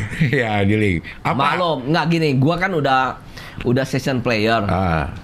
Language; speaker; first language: Indonesian; native; Indonesian